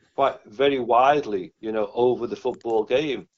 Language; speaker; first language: English; native; English